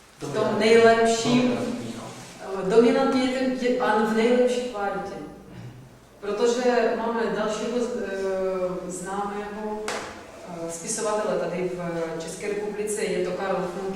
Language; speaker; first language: Czech; non-native, fluent; Russian